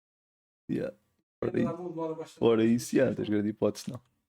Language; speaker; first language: Portuguese; native; Portuguese